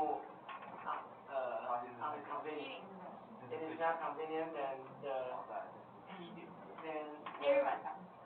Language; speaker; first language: English; non-native, learner; Chinese